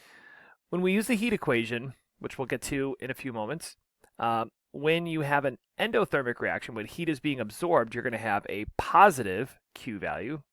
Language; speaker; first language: English; native; English